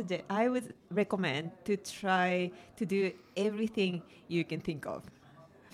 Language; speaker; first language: English; non-native, fluent; Japanese